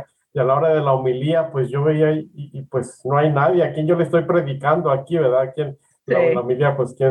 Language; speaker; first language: Spanish; native; Spanish